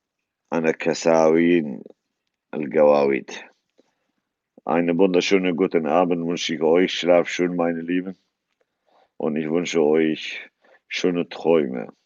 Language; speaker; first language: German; non-native, fluent; Kurdish